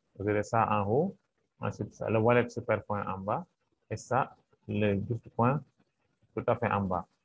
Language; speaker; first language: French; non-native, local second language; Wolof